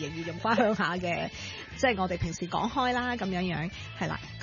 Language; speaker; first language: Cantonese; native; Cantonese